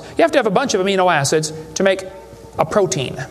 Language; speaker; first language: English; native; English